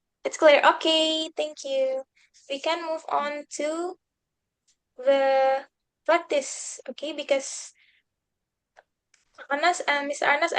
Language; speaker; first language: English; non-native, fluent; Indonesian